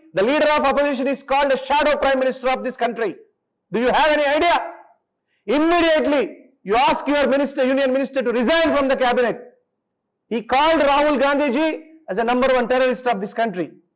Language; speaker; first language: English; non-native, local second language; Telugu